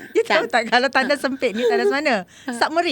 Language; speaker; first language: Malay; native; Malay